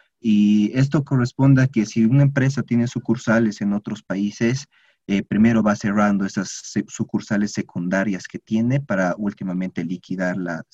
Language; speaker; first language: Spanish; native; Spanish